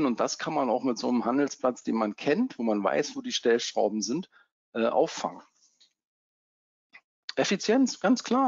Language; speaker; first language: German; native; German